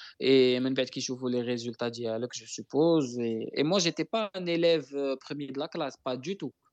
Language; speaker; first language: French; non-native, local second language; Arabic